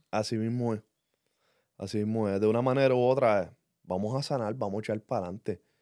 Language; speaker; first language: Spanish; early bilingual, heritage; English